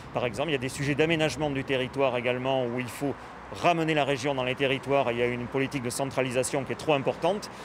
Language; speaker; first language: French; native; French